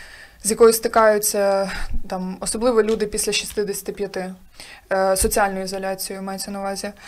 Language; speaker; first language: Ukrainian; native; Ukrainian